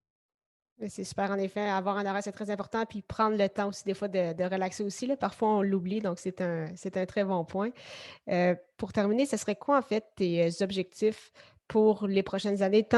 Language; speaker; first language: French; native; French